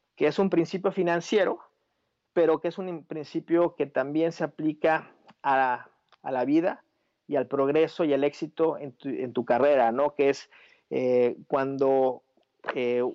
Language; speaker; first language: Spanish; native; Spanish